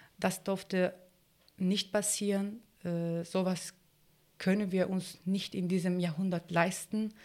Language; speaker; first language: German; non-native, fluent; Kurdish